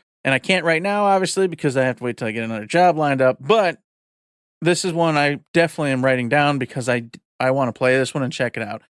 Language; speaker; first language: English; native; English